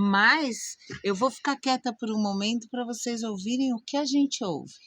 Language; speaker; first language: Portuguese; native; Portuguese